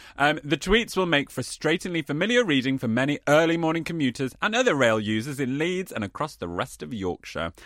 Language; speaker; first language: English; native; English